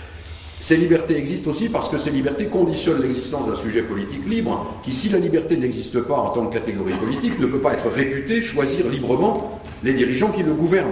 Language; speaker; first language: French; native; French